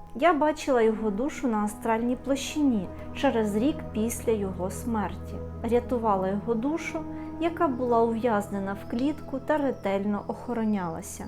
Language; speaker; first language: Ukrainian; native; Ukrainian